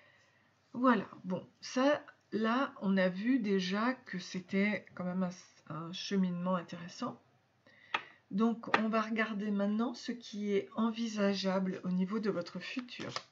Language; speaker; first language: French; native; French